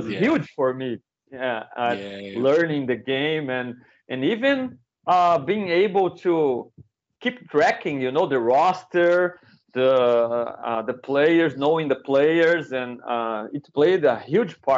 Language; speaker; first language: English; non-native, fluent; Portuguese